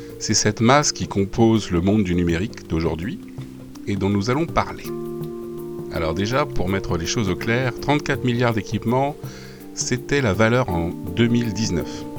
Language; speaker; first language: French; native; French